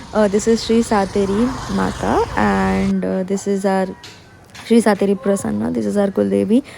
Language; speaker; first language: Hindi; non-native, local second language; Marathi